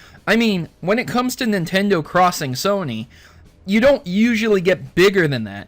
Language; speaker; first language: English; native; English